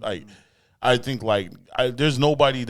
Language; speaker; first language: English; native; English